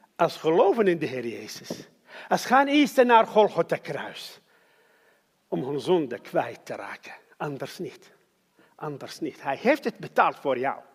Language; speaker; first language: Dutch; non-native, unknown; Arabic